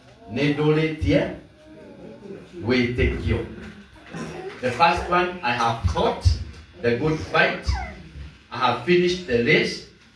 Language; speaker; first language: English; non-native, local second language; Kikuyu